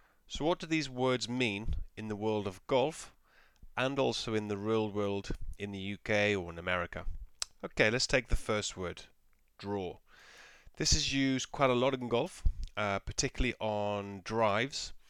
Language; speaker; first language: English; native; English